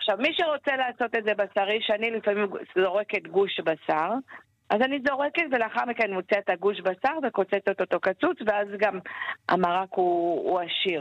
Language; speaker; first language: Hebrew; native; Hebrew